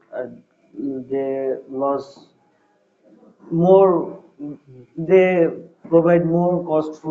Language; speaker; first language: English; non-native, learner; Bangla